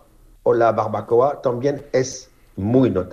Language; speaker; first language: Spanish; non-native, learner; French